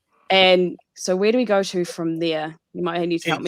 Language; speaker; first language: English; native; English